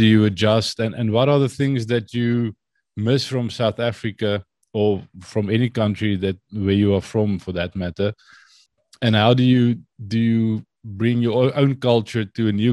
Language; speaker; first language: English; non-native, local second language; Afrikaans